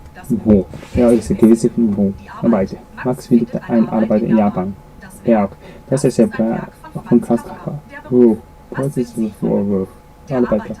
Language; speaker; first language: German; non-native, learner; Japanese